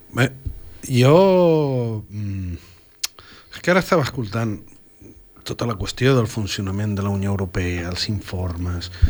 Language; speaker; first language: Catalan; non-native, fluent; Spanish